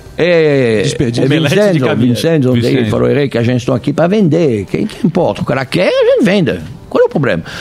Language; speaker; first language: Portuguese; non-native, fluent; French